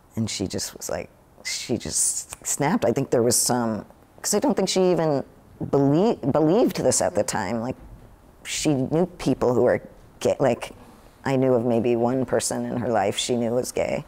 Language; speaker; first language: English; native; English